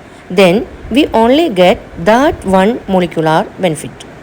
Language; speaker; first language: English; non-native, local second language; Malayalam